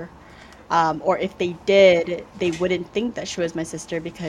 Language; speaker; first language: English; early bilingual, other home language; Vietnamese